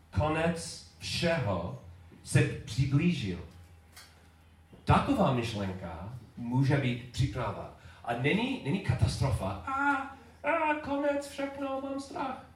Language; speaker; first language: Czech; non-native, learner; English